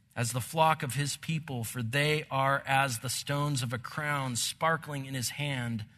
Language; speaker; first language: English; native; English